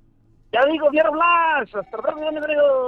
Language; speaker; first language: Spanish; native; Spanish